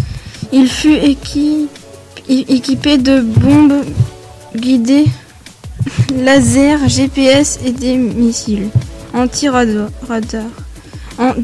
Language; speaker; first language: French; native; French